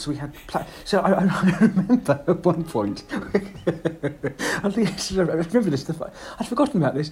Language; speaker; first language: English; native; English